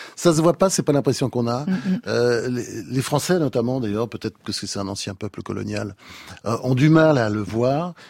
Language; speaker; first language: French; native; French